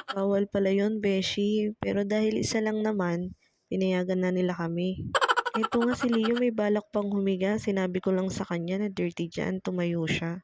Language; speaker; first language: Filipino; native; Filipino